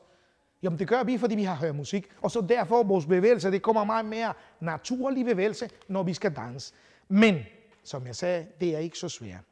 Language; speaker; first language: Danish; non-native, fluent; Spanish